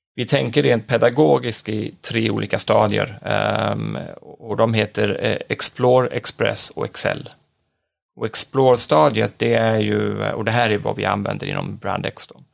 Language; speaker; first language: Swedish; early bilingual, other home language; English